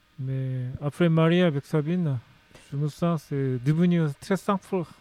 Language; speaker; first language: French; non-native, learner; Korean